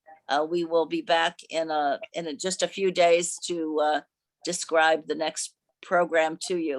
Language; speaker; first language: English; native; English